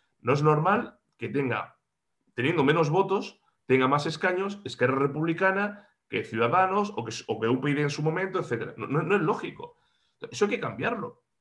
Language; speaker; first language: Spanish; native; Spanish